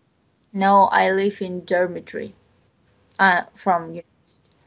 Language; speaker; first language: English; non-native, learner; Bashkir